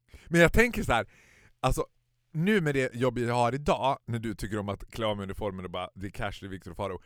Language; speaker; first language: Swedish; native; Swedish